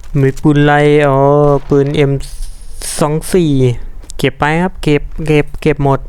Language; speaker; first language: Thai; native; Thai